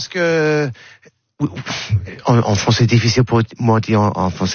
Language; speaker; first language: French; non-native, learner; English